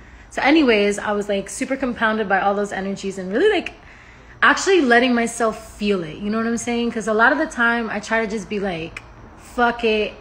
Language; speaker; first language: English; early bilingual, other home language; Spanish